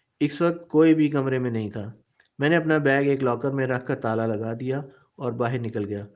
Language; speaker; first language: Urdu; native; Urdu